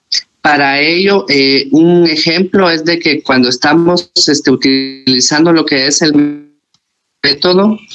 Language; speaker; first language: Spanish; native; Spanish